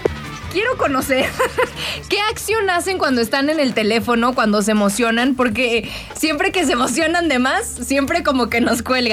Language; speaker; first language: Spanish; native; Spanish